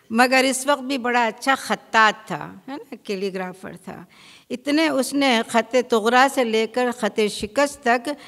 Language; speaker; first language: Urdu; native; Urdu